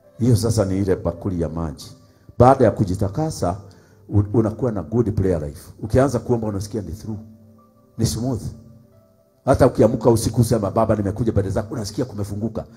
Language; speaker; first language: Swahili; non-native, local second language; Kikuyu